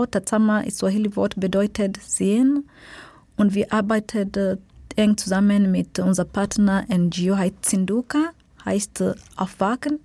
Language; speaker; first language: German; non-native, learner; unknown